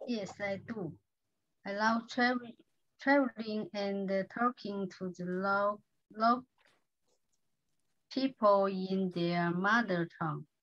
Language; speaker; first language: English; non-native, learner; Chinese